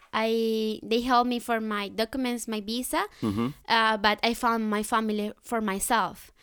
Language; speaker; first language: English; non-native, fluent; Spanish